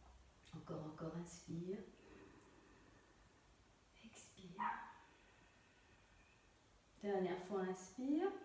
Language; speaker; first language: French; native; French